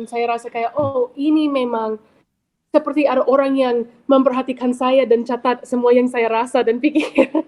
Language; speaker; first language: Indonesian; non-native, fluent; English